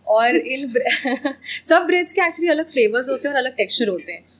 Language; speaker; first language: Hindi; native; Hindi